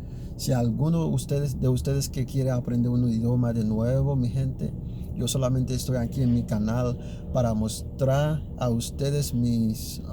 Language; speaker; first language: Spanish; early bilingual, other home language; Haitian Creole